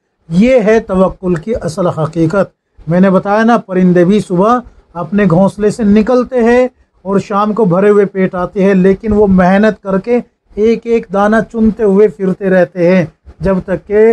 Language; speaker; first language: Urdu; native; Urdu